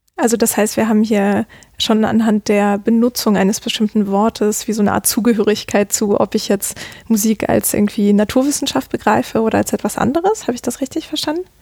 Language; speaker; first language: German; native; German